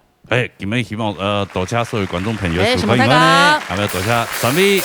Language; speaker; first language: Chinese; native; Chinese